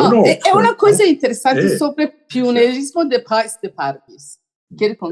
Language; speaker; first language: Portuguese; non-native, learner; Persian